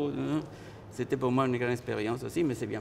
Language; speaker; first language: French; non-native, fluent; Spanish